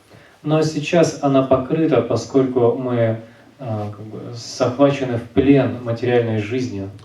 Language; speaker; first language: Russian; native; Russian